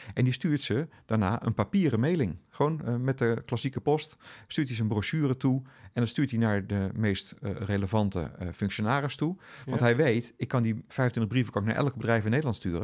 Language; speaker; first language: Dutch; native; Dutch